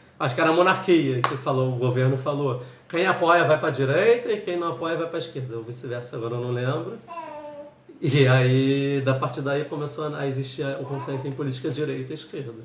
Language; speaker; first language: Portuguese; native; Portuguese